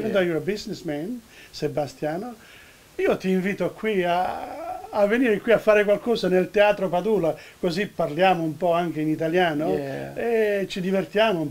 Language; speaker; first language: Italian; early bilingual, heritage; Italian